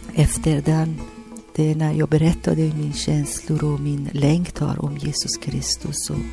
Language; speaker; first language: Swedish; non-native, learner; Persian